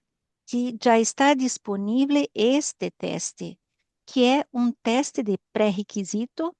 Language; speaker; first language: Spanish; non-native, learner; Portuguese